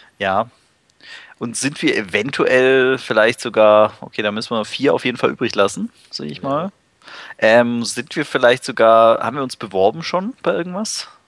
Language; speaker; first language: German; native; German